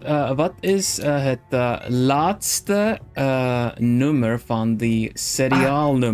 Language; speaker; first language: Dutch; non-native, learner; Swedish